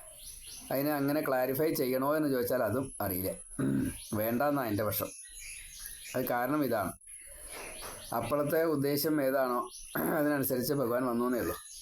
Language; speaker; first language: Malayalam; native; Malayalam